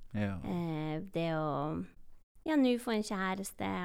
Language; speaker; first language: Norwegian; native; Norwegian